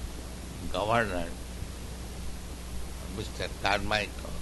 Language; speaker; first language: English; non-native, local second language; Bangla